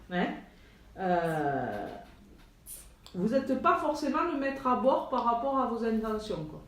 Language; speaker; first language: French; native; French